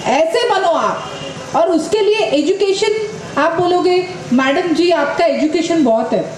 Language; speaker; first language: Hindi; non-native, local second language; Marathi